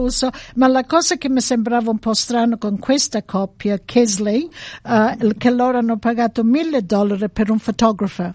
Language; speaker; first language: Italian; early bilingual, heritage; Italian